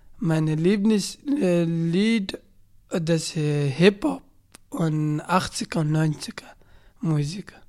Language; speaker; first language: German; non-native, learner; Persian